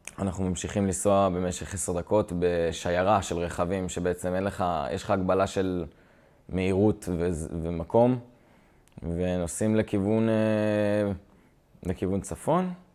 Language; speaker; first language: Hebrew; native; Hebrew